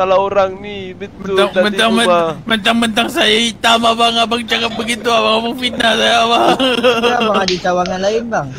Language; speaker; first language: Malay; native; Malay